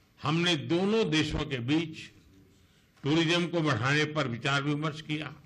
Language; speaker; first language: Hindi; non-native, local second language; Gujarati